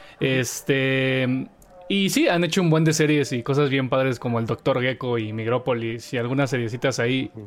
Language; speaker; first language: Spanish; native; Spanish